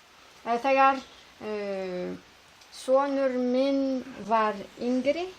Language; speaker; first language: Icelandic; non-native, learner; French